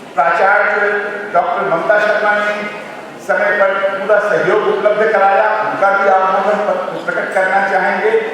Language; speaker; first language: Hindi; native; Hindi